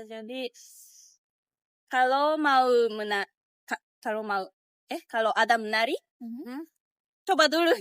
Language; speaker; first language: Indonesian; non-native, learner; Japanese